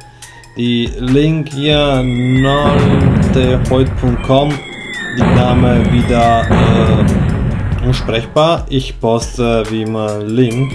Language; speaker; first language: German; non-native, fluent; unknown